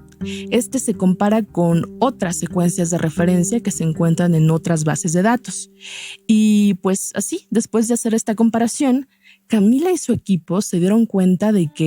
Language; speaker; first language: Spanish; native; Spanish